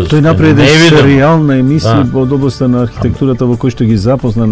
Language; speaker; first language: Macedonian; native; Macedonian